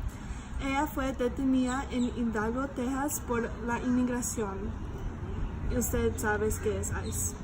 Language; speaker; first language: Spanish; non-native, learner; English